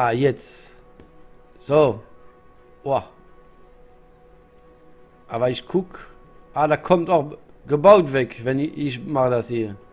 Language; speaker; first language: German; non-native, learner; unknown